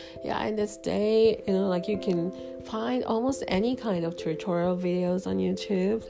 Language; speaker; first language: English; non-native, fluent; Japanese